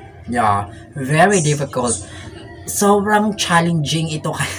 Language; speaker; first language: English; non-native, local second language; Filipino